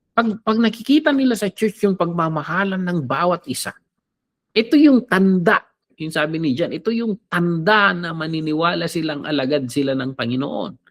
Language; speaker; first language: Filipino; non-native, local second language; Iloko